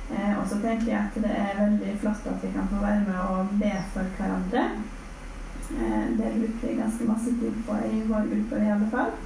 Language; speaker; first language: Norwegian; native; Norwegian